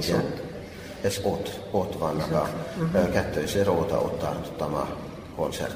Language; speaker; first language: Hungarian; non-native, fluent; Finnish